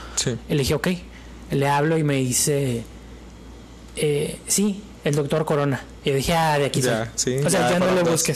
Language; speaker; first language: Spanish; native; Spanish